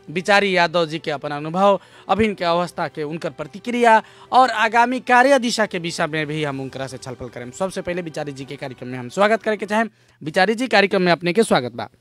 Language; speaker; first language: Bhojpuri; native; Bhojpuri